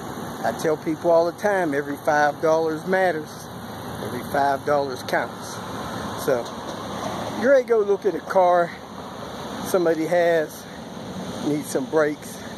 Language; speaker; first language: English; native; English